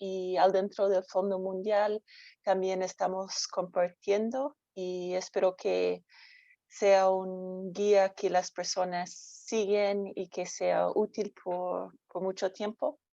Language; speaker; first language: Spanish; non-native, fluent; English